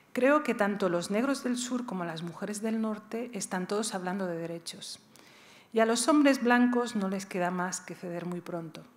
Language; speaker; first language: Spanish; early bilingual, other home language; Riffian